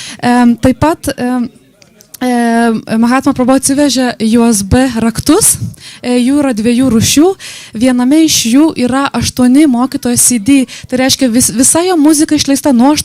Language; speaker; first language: Lithuanian; native; Lithuanian